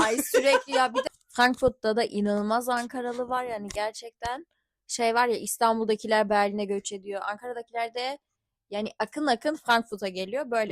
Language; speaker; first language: Turkish; early bilingual, heritage; Turkish